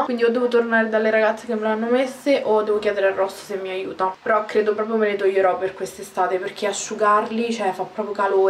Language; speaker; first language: Italian; native; Italian